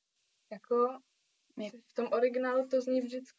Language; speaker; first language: Czech; early bilingual, heritage; Czech